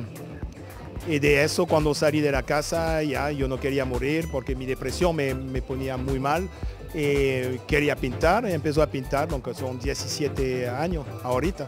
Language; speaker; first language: Spanish; non-native, fluent; French